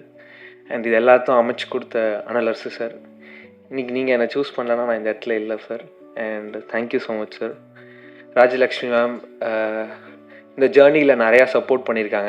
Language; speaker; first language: Tamil; native; Tamil